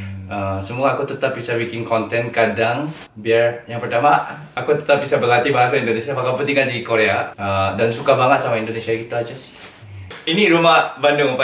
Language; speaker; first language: Indonesian; non-native, fluent; Korean